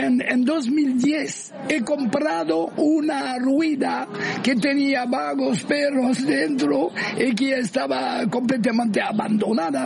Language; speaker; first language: Spanish; non-native, fluent; French